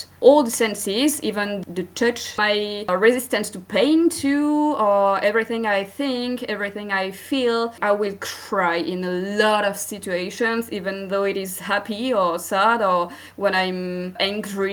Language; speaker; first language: English; non-native, fluent; French